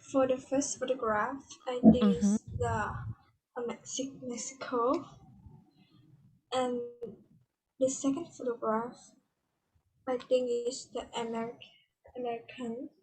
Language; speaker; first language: English; non-native, learner; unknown